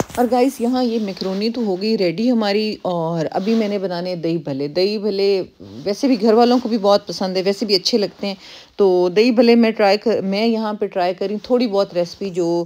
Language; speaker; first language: Urdu; native; Urdu